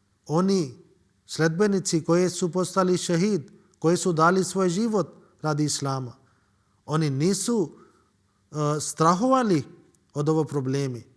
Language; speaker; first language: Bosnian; non-native, learner; Urdu